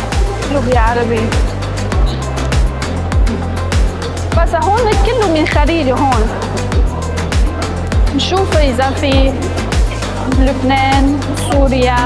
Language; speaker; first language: Arabic; non-native, fluent; Chinese